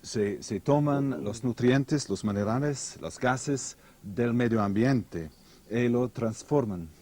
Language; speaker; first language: Spanish; non-native, fluent; English